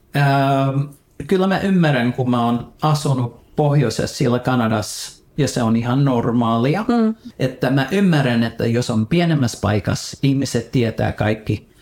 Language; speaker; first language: Finnish; early bilingual, heritage; Finnish